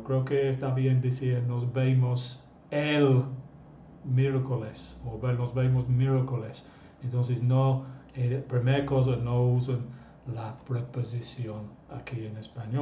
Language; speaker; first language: Spanish; non-native, fluent; English